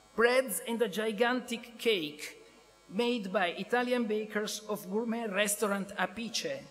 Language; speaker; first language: English; non-native, fluent; Italian